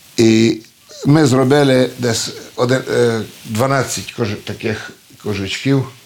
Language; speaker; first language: Ukrainian; early bilingual, heritage; Ukrainian